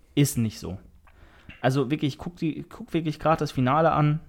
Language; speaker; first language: German; non-native, fluent; Russian